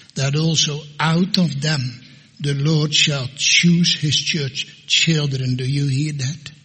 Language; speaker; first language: English; non-native, fluent; Dutch